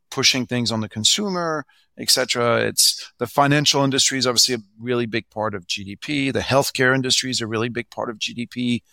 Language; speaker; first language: English; non-native, fluent; French